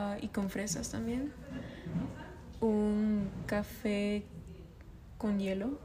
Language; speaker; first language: Spanish; early bilingual, other home language; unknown